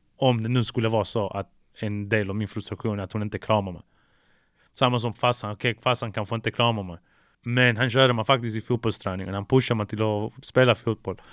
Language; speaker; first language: Swedish; early bilingual, other home language; Spanish